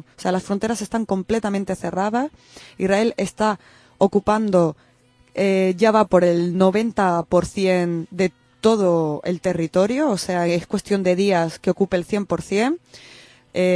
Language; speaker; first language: Spanish; native; Spanish